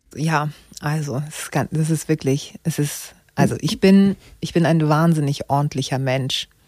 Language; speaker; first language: German; native; German